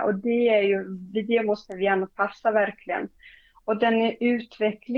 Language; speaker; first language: Swedish; non-native, fluent; Portuguese